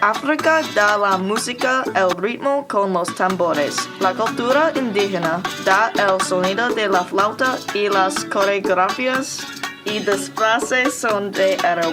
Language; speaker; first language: Spanish; non-native, learner; English